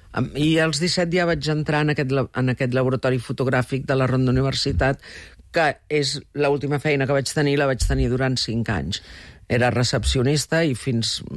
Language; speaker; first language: Catalan; early bilingual, heritage; Catalan